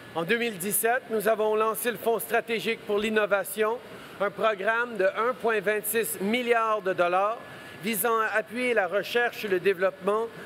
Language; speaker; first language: French; early bilingual, heritage; French